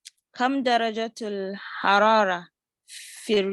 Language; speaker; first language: Arabic; non-native, learner; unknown